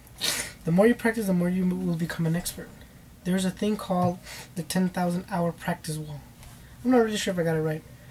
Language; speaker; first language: English; early bilingual, other home language; Spanish